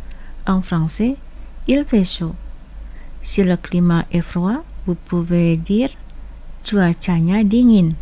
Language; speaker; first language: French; non-native, fluent; Indonesian